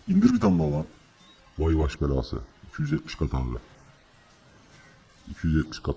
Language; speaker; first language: Turkish; native; Turkish